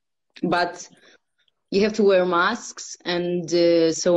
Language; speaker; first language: English; non-native, fluent; Polish